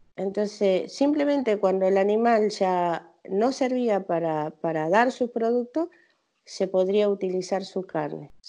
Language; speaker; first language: Spanish; native; Spanish